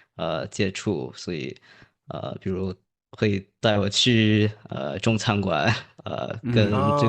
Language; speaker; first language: Chinese; early bilingual, heritage; English